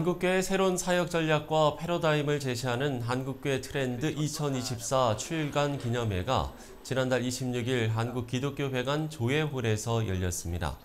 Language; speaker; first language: Korean; native; Korean